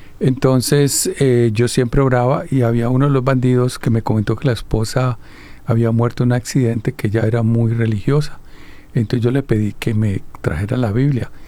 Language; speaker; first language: Spanish; native; Spanish